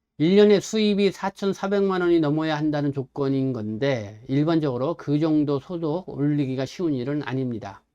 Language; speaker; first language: Korean; native; Korean